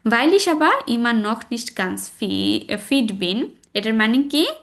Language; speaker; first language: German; non-native, fluent; Bangla